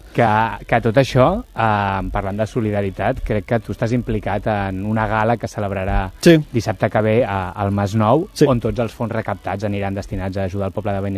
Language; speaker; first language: Catalan; native; Catalan